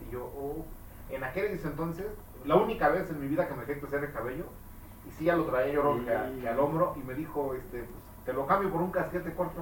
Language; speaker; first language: Spanish; native; Spanish